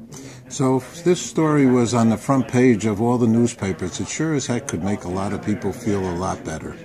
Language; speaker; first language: English; native; English